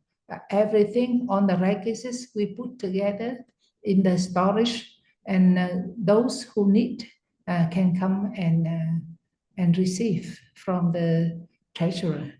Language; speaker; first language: English; non-native, fluent; Vietnamese